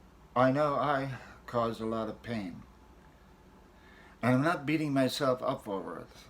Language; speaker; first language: English; native; English